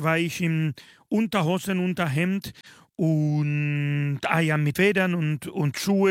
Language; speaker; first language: German; non-native, fluent; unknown